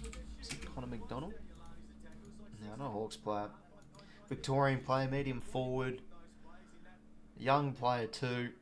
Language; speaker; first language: English; native; English